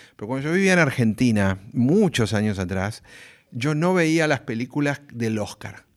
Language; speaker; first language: Spanish; native; Spanish